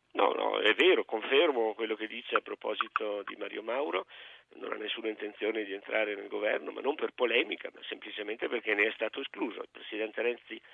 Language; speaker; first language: Italian; native; Italian